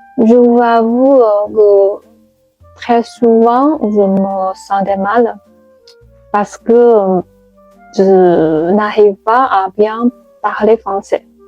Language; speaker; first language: French; non-native, fluent; Chinese